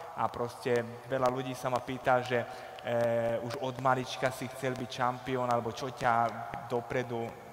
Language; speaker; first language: Slovak; non-native, local second language; Hungarian